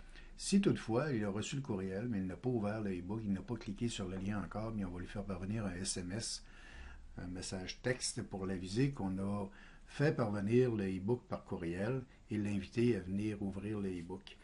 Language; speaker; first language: French; native; French